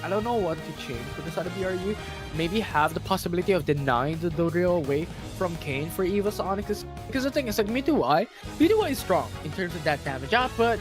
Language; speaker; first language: English; non-native, local second language; Filipino